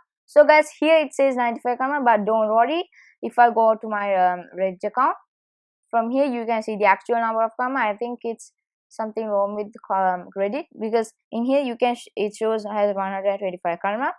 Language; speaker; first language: English; non-native, fluent; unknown